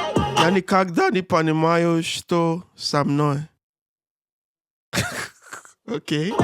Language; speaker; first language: Russian; non-native, learner; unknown